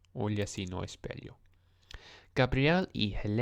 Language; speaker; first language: Portuguese; non-native, learner; English